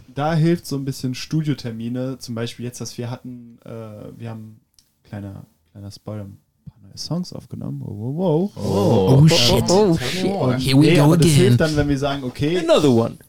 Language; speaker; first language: German; non-native, fluent; French